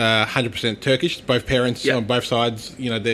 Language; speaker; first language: English; non-native, local second language; Turkish